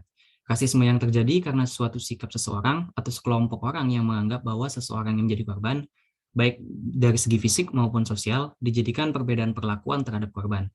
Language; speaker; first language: Indonesian; native; Indonesian